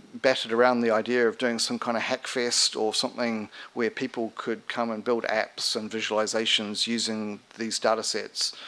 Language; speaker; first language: English; native; English